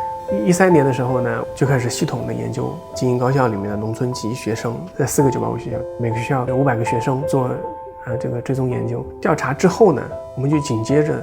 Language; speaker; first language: Chinese; native; Chinese